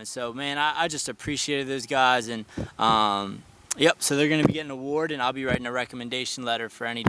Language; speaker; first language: English; native; English